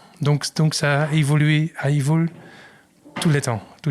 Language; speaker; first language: French; non-native, learner; Dutch